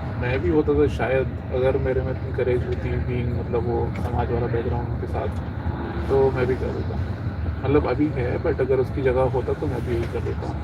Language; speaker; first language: Hindi; native; Hindi